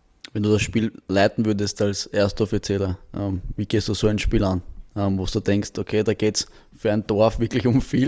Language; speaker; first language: German; native; German